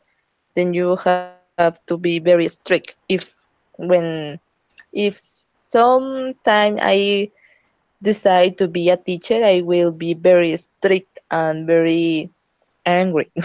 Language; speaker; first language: English; non-native, learner; Spanish